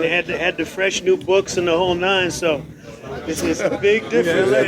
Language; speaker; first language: English; native; English